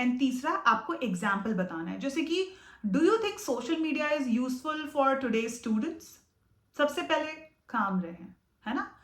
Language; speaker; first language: Hindi; native; Hindi